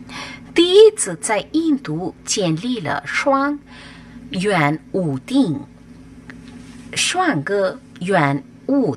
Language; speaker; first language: Chinese; non-native, learner; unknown